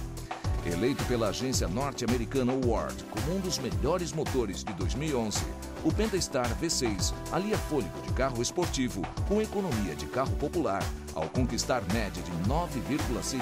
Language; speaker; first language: Portuguese; native; Portuguese